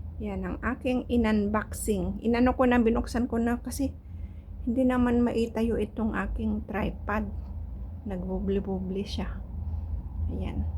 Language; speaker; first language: Filipino; non-native, local second language; Iloko